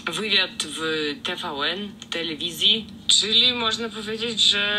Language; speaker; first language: Polish; non-native, fluent; Russian